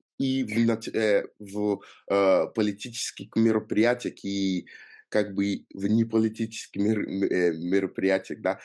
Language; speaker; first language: Russian; non-native, fluent; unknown